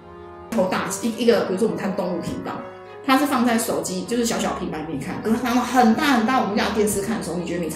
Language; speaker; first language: Chinese; native; Chinese